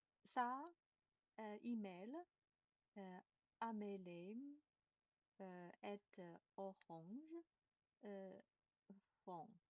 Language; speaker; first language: French; non-native, learner; Chinese